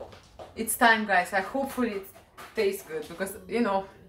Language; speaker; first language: English; non-native, fluent; Russian